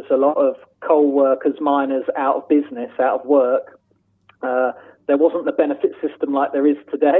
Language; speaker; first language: English; native; English